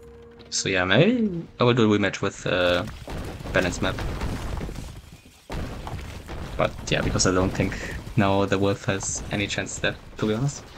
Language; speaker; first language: English; non-native, fluent; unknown